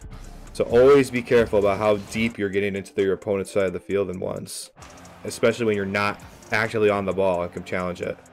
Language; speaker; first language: English; native; English